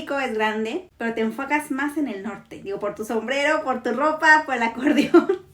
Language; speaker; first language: Spanish; native; Spanish